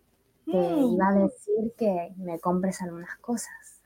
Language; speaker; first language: Spanish; non-native, fluent; Chinese